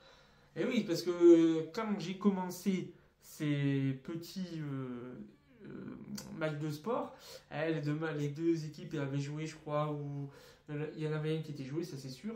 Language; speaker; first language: French; native; French